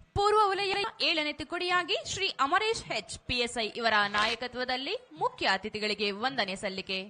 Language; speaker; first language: Kannada; native; Kannada